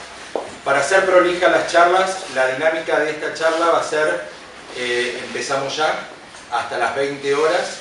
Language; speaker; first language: Spanish; native; Spanish